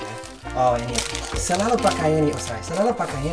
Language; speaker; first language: Indonesian; non-native, learner; English